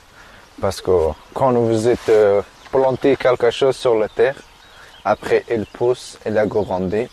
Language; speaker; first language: French; non-native, learner; Persian